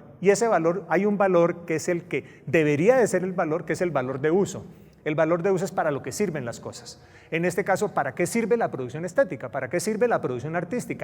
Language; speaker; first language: Spanish; native; Spanish